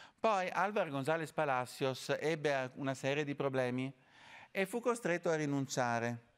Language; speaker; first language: Italian; native; Italian